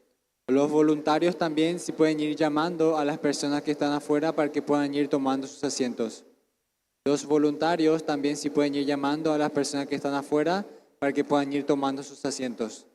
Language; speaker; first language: Spanish; native; Spanish